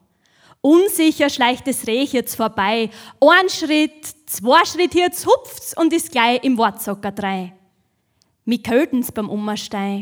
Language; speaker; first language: German; native; German